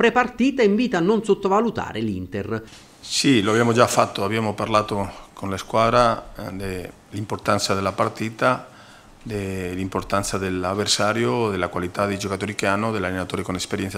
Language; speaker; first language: Italian; non-native, fluent; Spanish